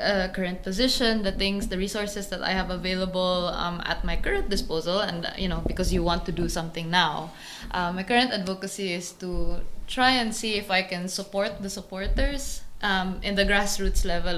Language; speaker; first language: English; non-native, local second language; Cebuano